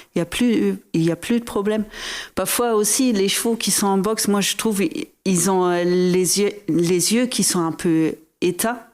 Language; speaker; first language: French; non-native, fluent; German